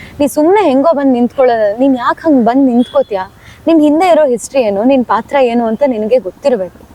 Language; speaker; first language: Kannada; native; Kannada